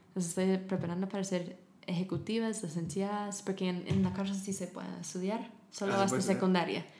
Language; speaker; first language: Spanish; non-native, fluent; English